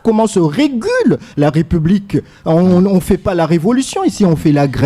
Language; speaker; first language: French; non-native, local second language; Comorian